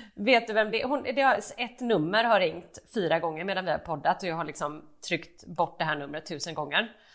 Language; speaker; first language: Swedish; native; Swedish